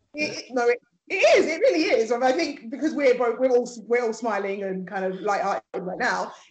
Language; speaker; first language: English; early bilingual, other home language; Yoruba